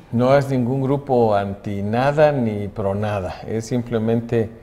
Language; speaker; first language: Spanish; native; Spanish